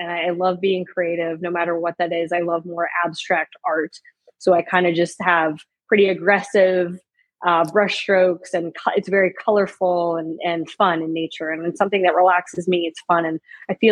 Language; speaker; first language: English; native; English